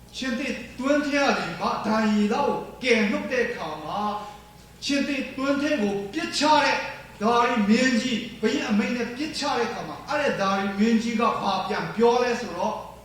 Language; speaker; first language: Burmese; non-native, local second language; Tedim Chin